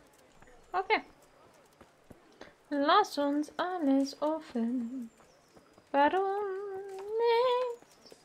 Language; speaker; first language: German; non-native, learner; Dutch